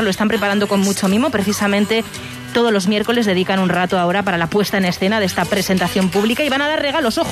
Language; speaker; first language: Spanish; native; Spanish